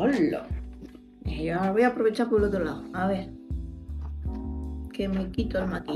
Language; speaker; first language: Spanish; native; Spanish